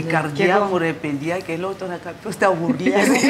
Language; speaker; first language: Greek; non-native, fluent; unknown